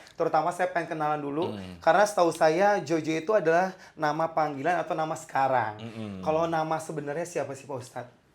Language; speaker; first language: Indonesian; native; Indonesian